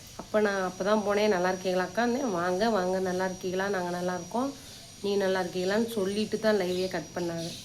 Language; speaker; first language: Tamil; native; Tamil